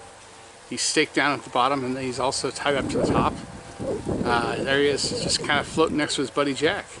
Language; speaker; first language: English; native; English